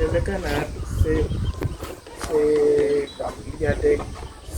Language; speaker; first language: French; non-native, learner; English